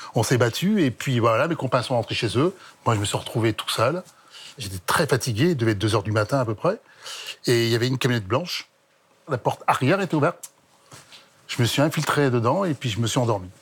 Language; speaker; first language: French; native; French